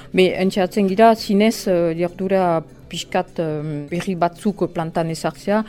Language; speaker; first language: Basque; non-native, local second language; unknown